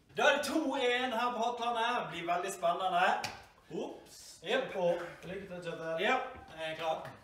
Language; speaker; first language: Norwegian; native; Norwegian